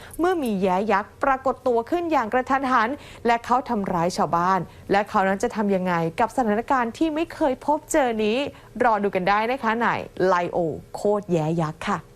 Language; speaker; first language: Thai; native; Thai